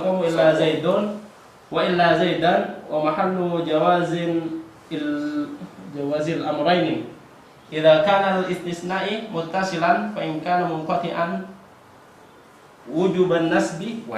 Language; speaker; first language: Arabic; non-native, learner; Indonesian